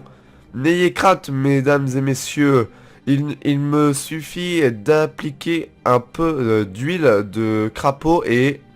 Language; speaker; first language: French; native; French